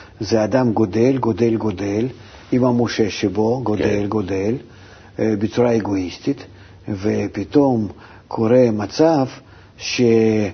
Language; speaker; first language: Hebrew; non-native, fluent; Russian